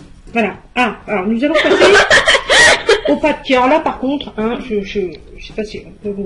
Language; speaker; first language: French; native; French